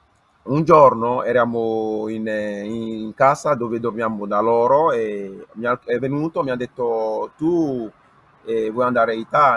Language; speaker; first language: Italian; non-native, learner; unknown